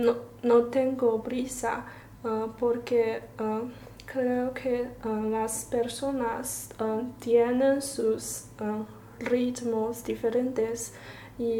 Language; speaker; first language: Spanish; non-native, learner; Chinese